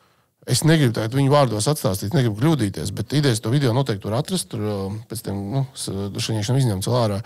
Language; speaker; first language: Latvian; native; Latvian